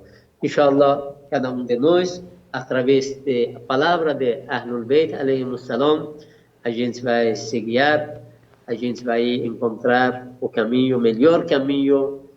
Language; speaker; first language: Portuguese; non-native, learner; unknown